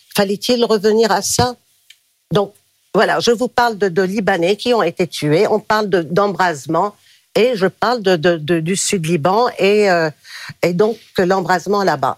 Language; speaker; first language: French; non-native, local second language; Arabic